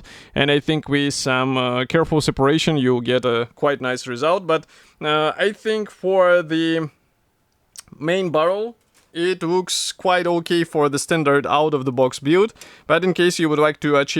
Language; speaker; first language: English; non-native, fluent; Russian